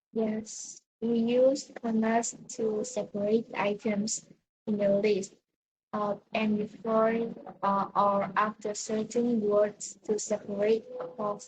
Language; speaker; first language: English; non-native, learner; Vietnamese